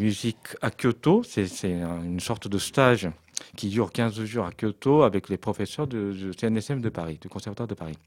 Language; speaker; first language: French; non-native, fluent; Japanese